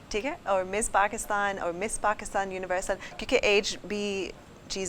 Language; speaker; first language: Hindi; early bilingual, heritage; English